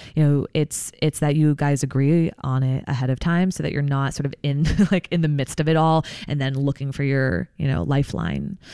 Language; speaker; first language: English; native; English